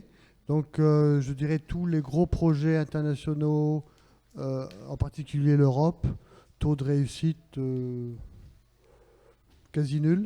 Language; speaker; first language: French; native; French